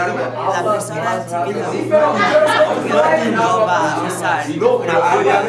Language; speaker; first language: Spanish; non-native, learner; English